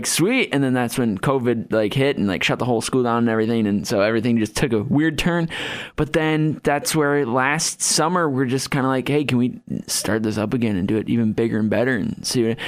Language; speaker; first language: English; native; English